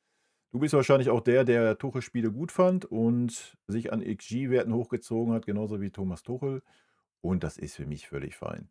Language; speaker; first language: German; native; German